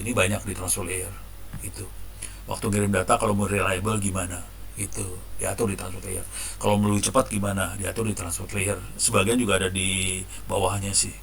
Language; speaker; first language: Indonesian; native; Indonesian